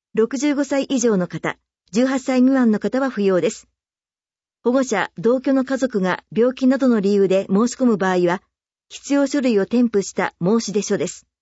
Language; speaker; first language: Japanese; native; Japanese